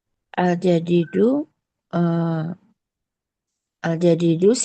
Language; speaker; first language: Arabic; non-native, learner; Indonesian